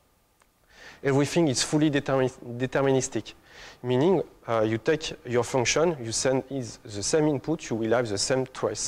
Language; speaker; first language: English; non-native, fluent; French